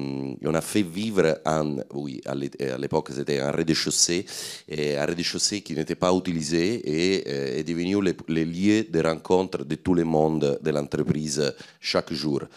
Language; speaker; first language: French; non-native, fluent; Italian